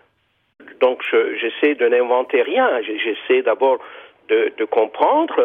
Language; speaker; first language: French; non-native, fluent; Turkish